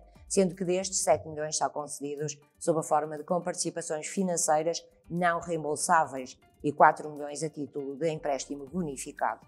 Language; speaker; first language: Portuguese; native; Portuguese